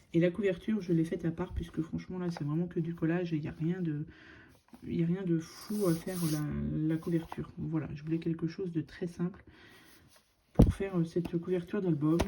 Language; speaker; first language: French; native; French